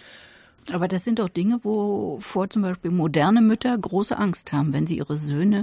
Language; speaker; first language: German; native; German